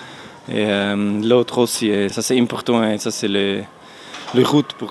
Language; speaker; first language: French; non-native, learner; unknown